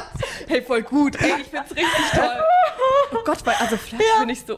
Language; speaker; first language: German; native; German